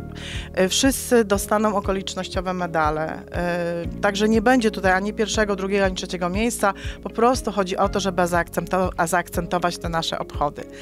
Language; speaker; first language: Polish; native; Polish